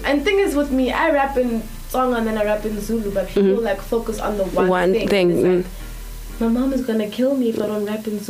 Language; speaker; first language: English; non-native, local second language; Zulu